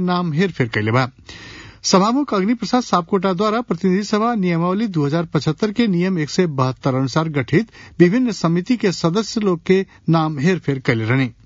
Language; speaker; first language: Bhojpuri; non-native, local second language; Nepali